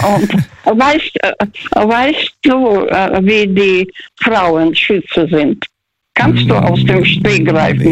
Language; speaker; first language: German; early bilingual, heritage; Russian